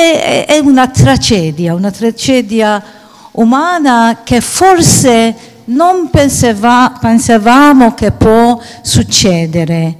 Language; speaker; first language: Italian; non-native, fluent; Maltese